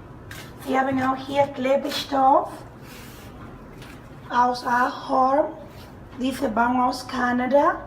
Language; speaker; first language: German; non-native, fluent; Spanish